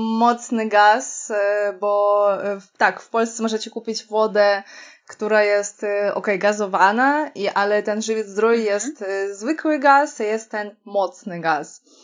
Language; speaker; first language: Polish; non-native, fluent; Russian